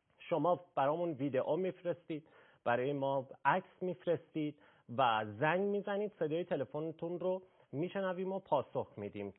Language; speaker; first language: Persian; native; Persian